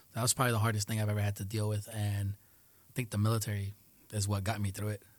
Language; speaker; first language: English; early bilingual, other home language; Spanish